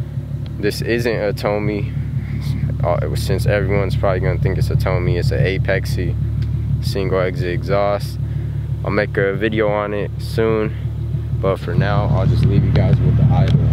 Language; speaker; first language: English; native; English